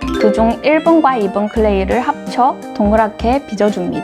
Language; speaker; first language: Korean; non-native, fluent; Chinese